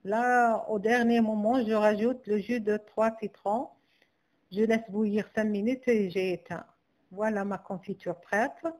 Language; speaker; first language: French; non-native, local second language; Arabic